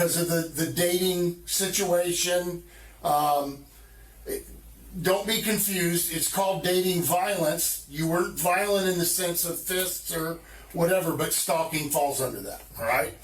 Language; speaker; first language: English; native; English